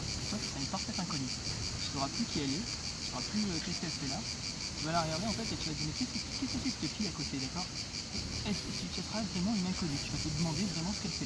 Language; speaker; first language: French; native; French